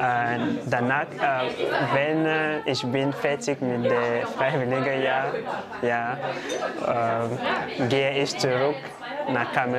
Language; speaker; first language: German; non-native, learner; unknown